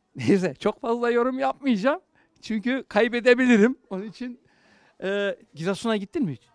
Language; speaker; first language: Turkish; native; Turkish